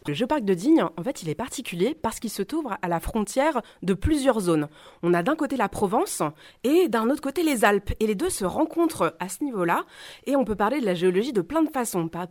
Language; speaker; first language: French; native; French